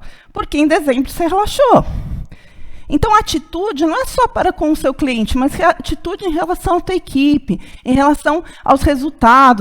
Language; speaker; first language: Portuguese; native; Portuguese